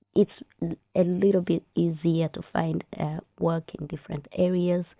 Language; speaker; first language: English; non-native, local second language; Kinyarwanda